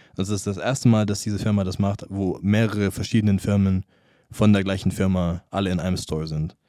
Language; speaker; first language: German; non-native, fluent; English